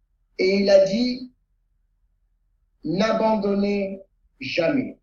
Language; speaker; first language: French; non-native, fluent; Italian